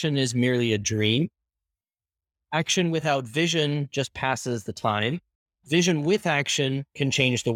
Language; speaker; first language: English; native; English